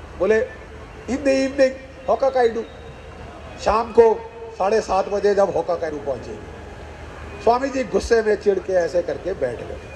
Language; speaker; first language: Hindi; native; Hindi